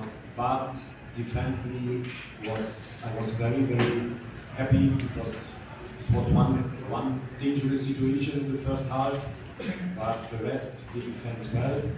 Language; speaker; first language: English; non-native, fluent; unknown